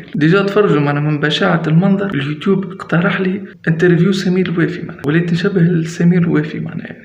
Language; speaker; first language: Arabic; native; Arabic